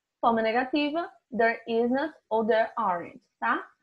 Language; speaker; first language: English; non-native, fluent; Portuguese